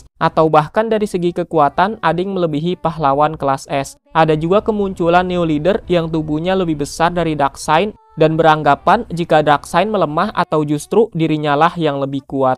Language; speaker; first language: Indonesian; native; Indonesian